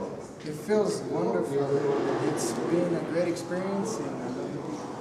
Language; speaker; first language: English; native; English